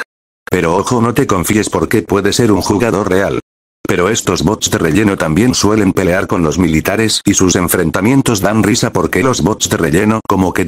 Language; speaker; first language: Spanish; native; Spanish